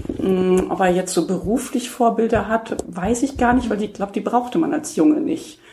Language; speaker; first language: German; native; German